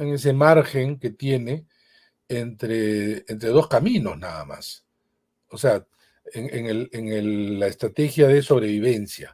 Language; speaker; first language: Spanish; native; Spanish